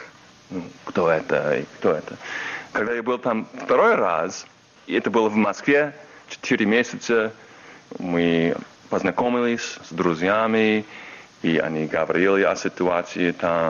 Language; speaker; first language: Russian; non-native, learner; English